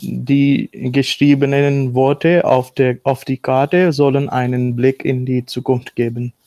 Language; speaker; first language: German; non-native, learner; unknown